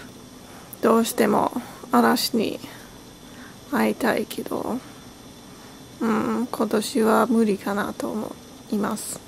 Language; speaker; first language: Japanese; non-native, learner; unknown